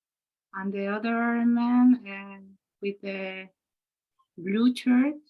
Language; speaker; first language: English; non-native, learner; Spanish